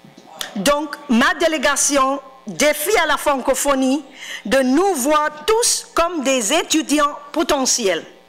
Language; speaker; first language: French; non-native, fluent; English